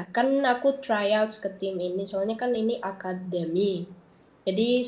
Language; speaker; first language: Indonesian; early bilingual, heritage; Dutch